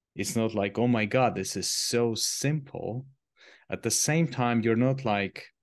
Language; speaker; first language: English; non-native, fluent; Armenian